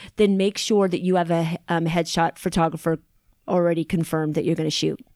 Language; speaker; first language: English; native; English